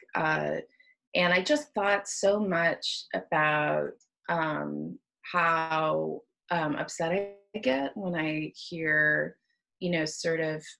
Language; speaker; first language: English; native; English